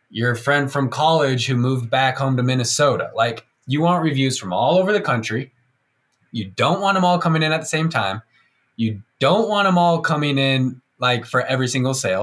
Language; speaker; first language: English; native; English